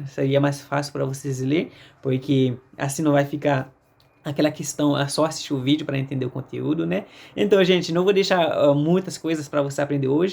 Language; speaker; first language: Portuguese; non-native, fluent; Haitian Creole